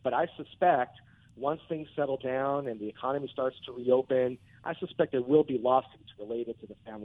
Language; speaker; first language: English; native; English